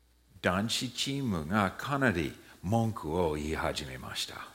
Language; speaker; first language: Japanese; early bilingual, heritage; Japanese